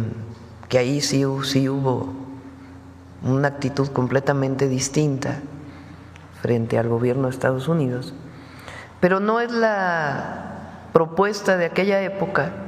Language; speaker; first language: Spanish; native; Spanish